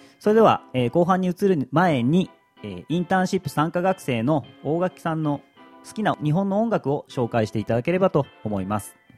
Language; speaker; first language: Japanese; native; Japanese